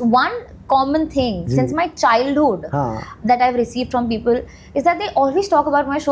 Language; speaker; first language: English; non-native, local second language; Hindi